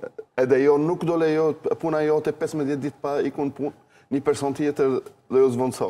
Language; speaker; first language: Albanian; non-native, learner; Arabic